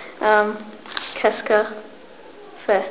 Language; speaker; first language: French; non-native, learner; English